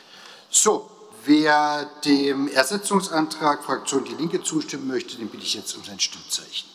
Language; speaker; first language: German; native; German